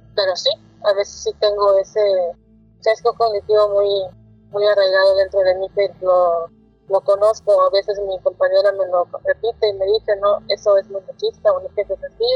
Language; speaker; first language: Spanish; non-native, local second language; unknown